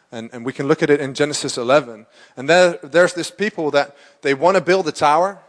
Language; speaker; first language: English; non-native, fluent; Dutch